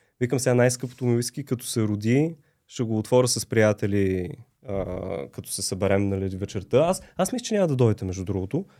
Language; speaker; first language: Bulgarian; native; Bulgarian